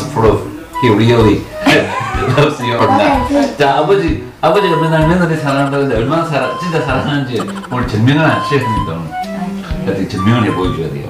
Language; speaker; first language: Korean; native; Korean